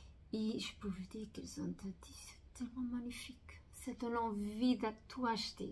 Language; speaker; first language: French; non-native, fluent; Portuguese